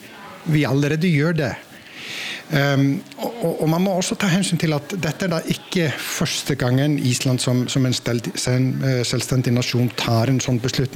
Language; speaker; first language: Norwegian; non-native, fluent; Icelandic